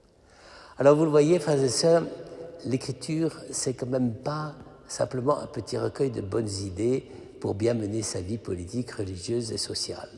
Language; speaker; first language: French; native; French